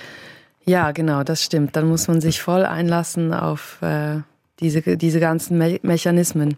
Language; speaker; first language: German; native; German